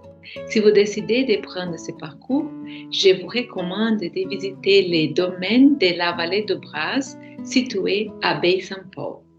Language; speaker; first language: French; non-native, learner; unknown